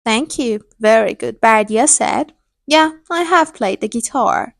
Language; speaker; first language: English; non-native, fluent; Persian